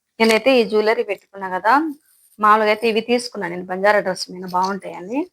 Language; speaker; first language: Telugu; non-native, local second language; Lambadi